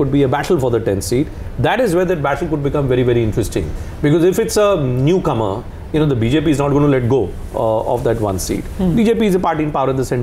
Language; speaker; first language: English; non-native, local second language; Hindi